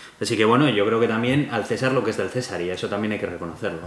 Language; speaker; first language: Spanish; native; Spanish